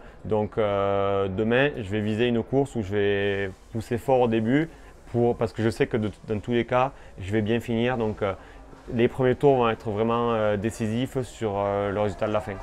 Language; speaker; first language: French; native; French